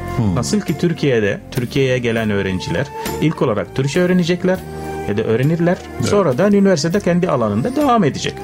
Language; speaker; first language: Turkish; non-native, fluent; Arabic